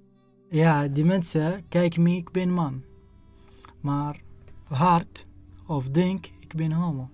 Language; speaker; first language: Dutch; non-native, learner; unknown